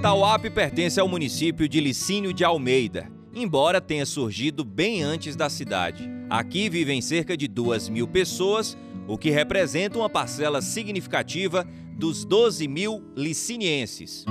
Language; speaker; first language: Portuguese; native; Portuguese